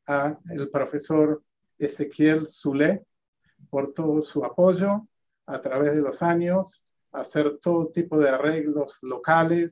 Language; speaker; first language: Spanish; non-native, fluent; English